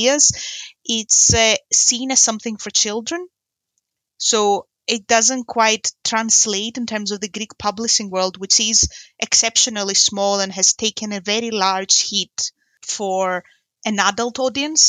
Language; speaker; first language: English; non-native, fluent; Greek